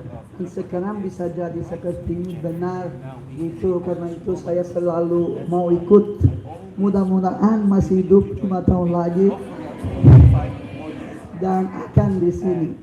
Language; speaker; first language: Indonesian; non-native, fluent; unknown